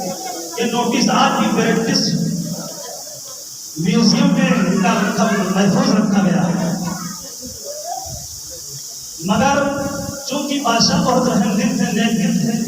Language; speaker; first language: Urdu; native; Urdu